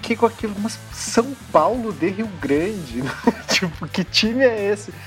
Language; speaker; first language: Portuguese; native; Portuguese